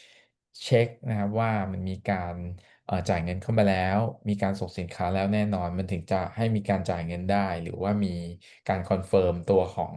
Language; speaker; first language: Thai; native; Thai